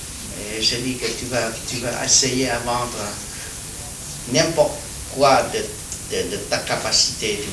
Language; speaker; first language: French; non-native, learner; Vietnamese